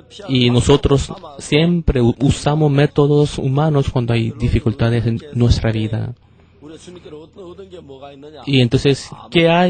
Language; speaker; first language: Spanish; non-native, fluent; Korean